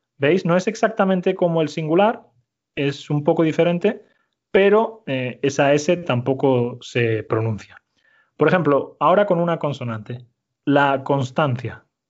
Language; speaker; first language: Spanish; native; Spanish